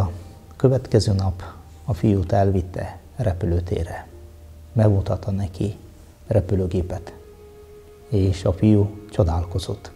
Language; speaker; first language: Hungarian; non-native, fluent; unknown